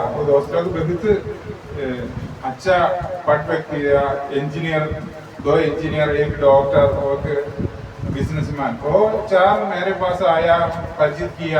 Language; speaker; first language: Hindi; non-native, local second language; Malayalam